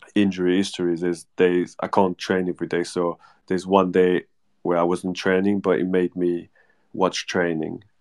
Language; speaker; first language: English; non-native, fluent; French